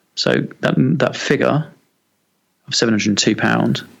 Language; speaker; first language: English; native; English